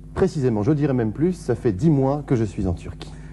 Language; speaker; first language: French; native; French